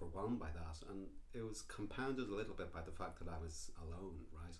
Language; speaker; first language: English; native; English